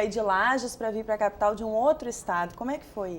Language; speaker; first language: Portuguese; native; Portuguese